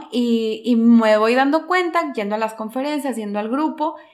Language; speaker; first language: Spanish; native; Spanish